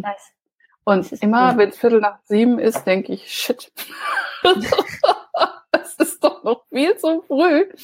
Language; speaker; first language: German; native; German